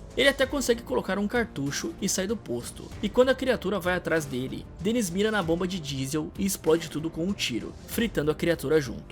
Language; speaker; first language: Portuguese; native; Portuguese